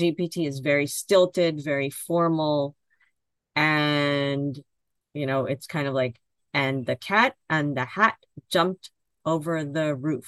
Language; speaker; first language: English; native; English